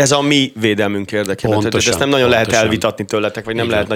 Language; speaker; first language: Hungarian; native; Hungarian